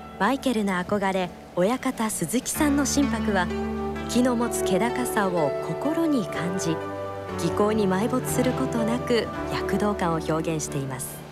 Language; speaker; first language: Japanese; native; Japanese